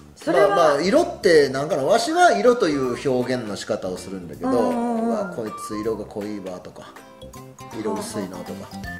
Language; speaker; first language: Japanese; native; Japanese